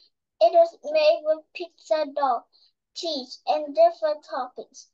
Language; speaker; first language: English; non-native, learner; Vietnamese